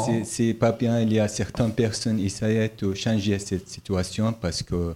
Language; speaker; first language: French; non-native, learner; Arabic